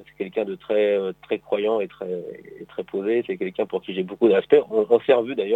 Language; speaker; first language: French; native; French